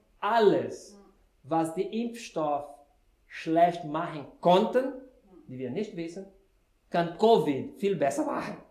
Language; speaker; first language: German; non-native, fluent; Portuguese